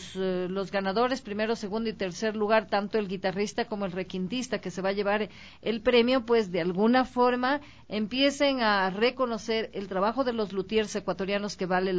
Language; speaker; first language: Spanish; native; Spanish